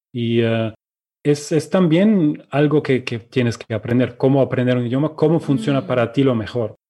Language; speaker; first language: Spanish; non-native, fluent; Russian